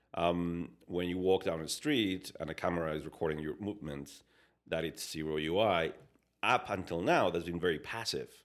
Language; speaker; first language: English; non-native, fluent; Spanish